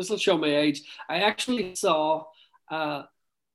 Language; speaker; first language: English; native; English